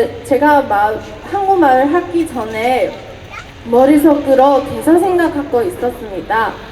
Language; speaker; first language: Korean; non-native, fluent; Chinese